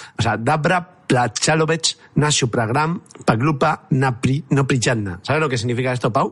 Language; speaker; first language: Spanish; native; Spanish